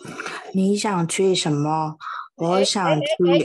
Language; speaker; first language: Chinese; non-native, learner; Burmese